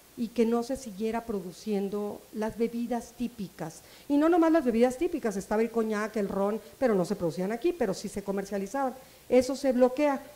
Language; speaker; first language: Spanish; native; Spanish